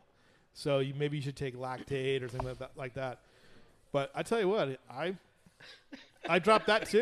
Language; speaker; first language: English; native; English